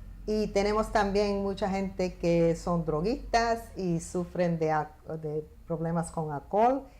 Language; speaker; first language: Spanish; early bilingual, heritage; Spanish